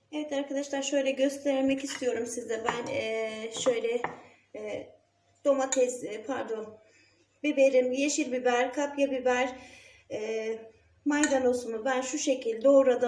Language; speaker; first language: Turkish; native; Turkish